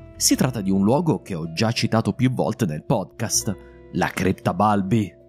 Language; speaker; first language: Italian; native; Italian